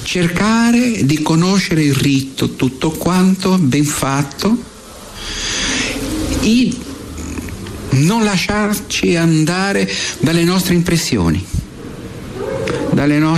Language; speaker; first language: Italian; non-native, fluent; Portuguese